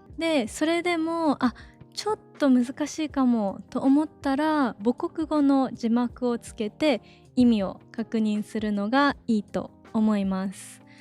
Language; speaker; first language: Japanese; native; Japanese